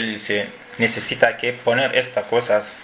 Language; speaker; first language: Spanish; non-native, learner; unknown